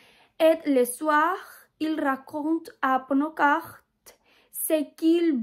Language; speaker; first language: French; non-native, learner; Spanish